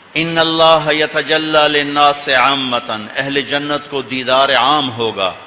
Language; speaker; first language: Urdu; non-native, local second language; Punjabi